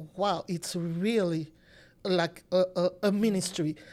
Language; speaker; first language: English; non-native, learner; Haitian Creole